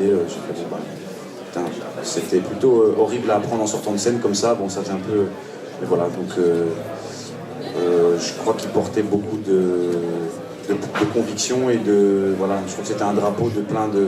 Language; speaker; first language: French; native; French